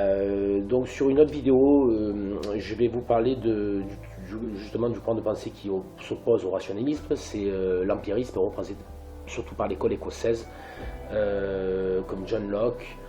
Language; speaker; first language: French; native; French